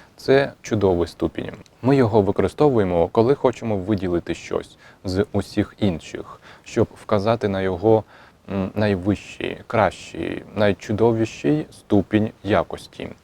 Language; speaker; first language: Ukrainian; non-native, fluent; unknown